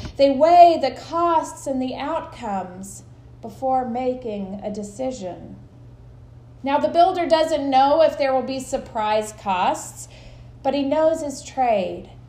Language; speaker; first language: English; native; English